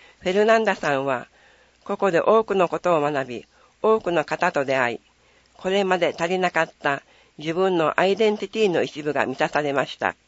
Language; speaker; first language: Japanese; native; Japanese